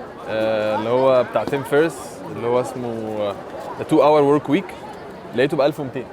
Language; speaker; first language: Arabic; native; Arabic